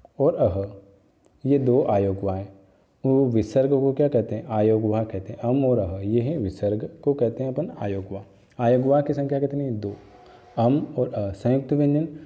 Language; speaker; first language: Hindi; native; Hindi